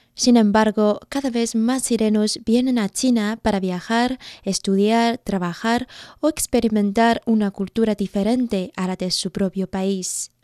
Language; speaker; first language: Spanish; non-native, fluent; Chinese